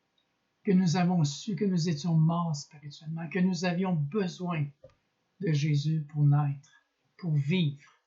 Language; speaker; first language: French; native; French